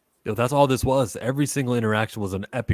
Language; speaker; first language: English; native; English